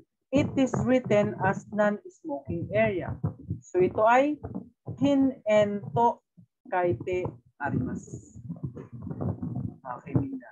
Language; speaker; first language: English; non-native, local second language; Filipino